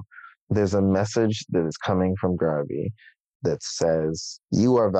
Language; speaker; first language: English; native; English